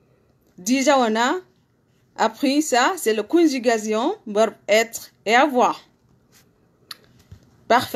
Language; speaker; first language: French; non-native, learner; Arabic